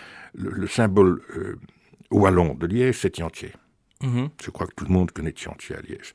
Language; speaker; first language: French; native; French